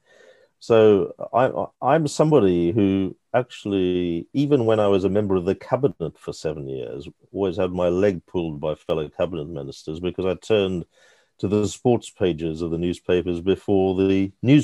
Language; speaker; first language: English; native; English